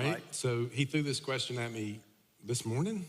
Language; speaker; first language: English; native; English